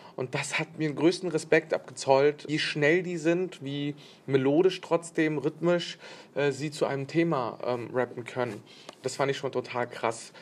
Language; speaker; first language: German; early bilingual, other home language; Bosnian